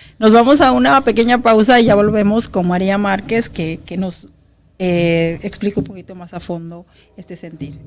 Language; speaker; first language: Spanish; native; Spanish